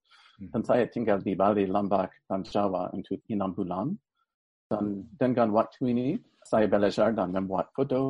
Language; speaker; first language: Indonesian; non-native, learner; English